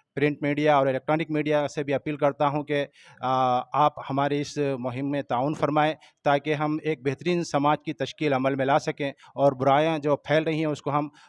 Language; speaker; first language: Urdu; native; Urdu